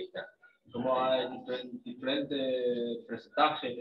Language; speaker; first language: Spanish; non-native, fluent; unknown